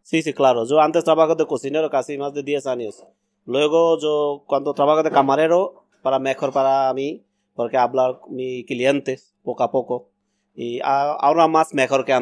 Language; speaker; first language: Spanish; non-native, learner; Bangla